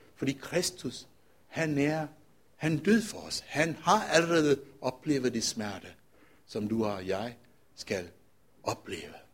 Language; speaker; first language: Danish; non-native, fluent; Tamil